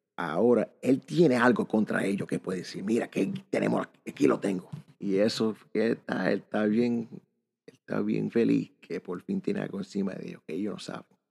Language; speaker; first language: Spanish; early bilingual, heritage; Spanish